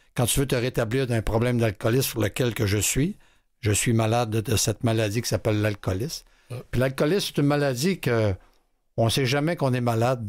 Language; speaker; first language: French; native; French